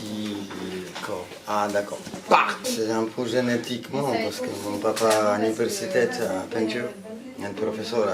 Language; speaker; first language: French; non-native, learner; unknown